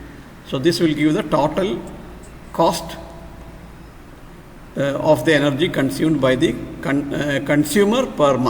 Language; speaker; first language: English; non-native, local second language; Malayalam